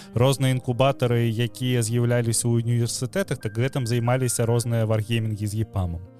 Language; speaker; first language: Belarusian; non-native, local second language; Russian